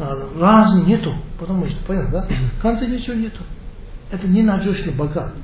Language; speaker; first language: Russian; non-native, learner; Tibetan